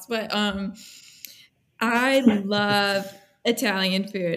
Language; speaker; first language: English; native; English